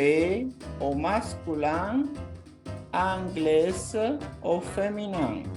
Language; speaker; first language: French; non-native, fluent; Portuguese